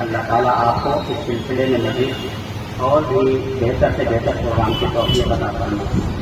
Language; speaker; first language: Urdu; native; Urdu